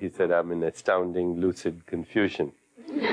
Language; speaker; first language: English; non-native, local second language; Hindi